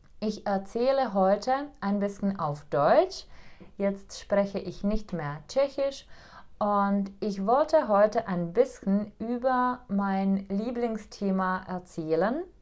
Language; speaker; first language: German; non-native, fluent; Czech